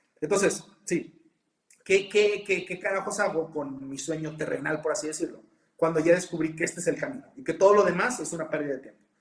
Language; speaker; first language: Spanish; native; Spanish